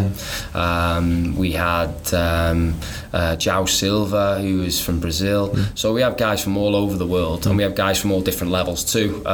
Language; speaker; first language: English; native; English